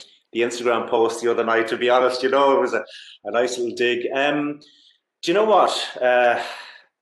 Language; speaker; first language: English; native; English